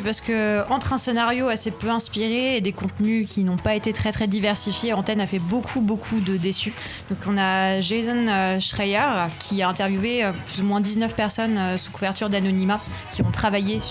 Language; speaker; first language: French; native; French